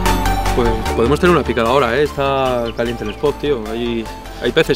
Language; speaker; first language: Spanish; native; Spanish